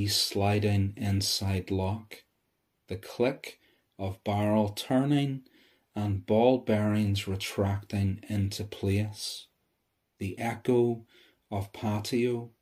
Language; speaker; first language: English; native; English